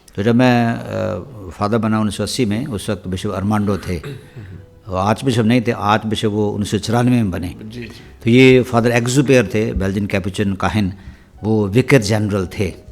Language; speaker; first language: Urdu; non-native, local second language; Punjabi